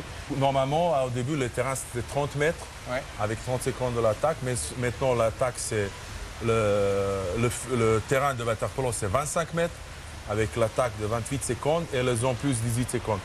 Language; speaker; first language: French; non-native, fluent; Serbian